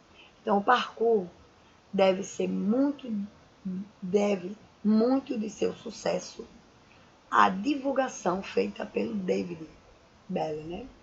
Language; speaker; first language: Portuguese; native; Portuguese